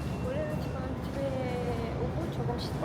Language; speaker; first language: Korean; non-native, learner; Russian